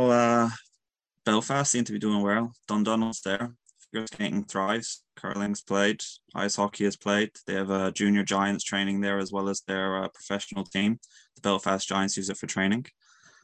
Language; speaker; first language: English; native; English